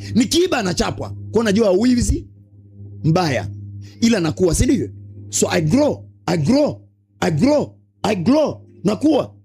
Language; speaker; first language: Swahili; native; Swahili